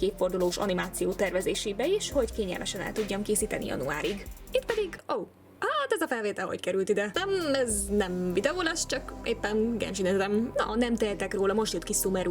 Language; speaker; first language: Hungarian; native; Hungarian